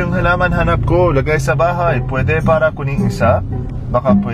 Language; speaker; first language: Filipino; non-native, learner; Arabic